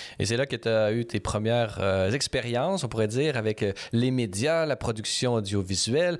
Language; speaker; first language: French; native; French